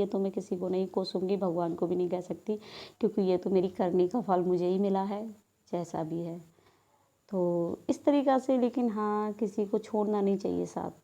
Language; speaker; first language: Hindi; non-native, local second language; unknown